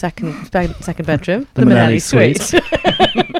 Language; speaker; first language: English; native; English